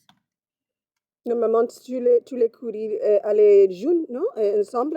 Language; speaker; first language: French; non-native, learner; English